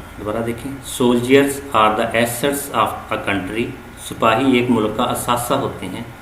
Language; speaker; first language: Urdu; non-native, local second language; Punjabi